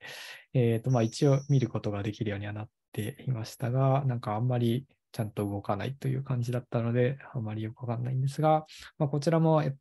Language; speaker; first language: Japanese; native; Japanese